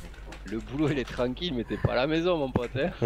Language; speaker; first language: French; native; French